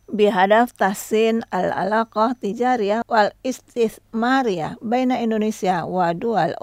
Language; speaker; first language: Arabic; non-native, learner; Indonesian